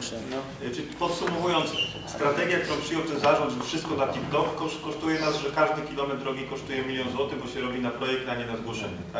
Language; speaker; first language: Polish; native; Polish